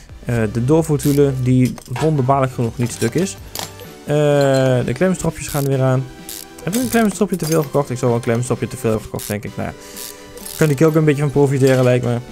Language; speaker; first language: Dutch; native; Dutch